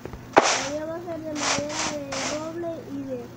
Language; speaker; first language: Spanish; native; Spanish